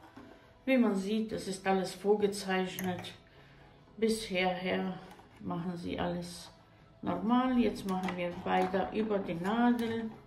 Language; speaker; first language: German; non-native, fluent; Croatian